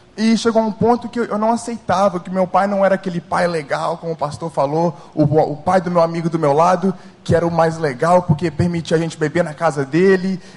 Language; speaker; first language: Portuguese; early bilingual, heritage; English